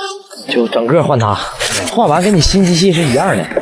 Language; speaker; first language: Chinese; native; Chinese